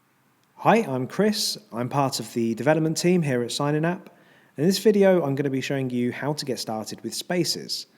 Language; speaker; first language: English; native; English